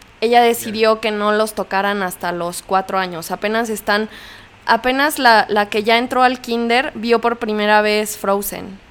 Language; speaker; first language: Spanish; native; Spanish